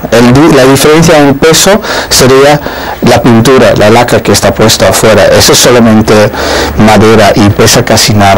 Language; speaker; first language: Spanish; non-native, fluent; Dutch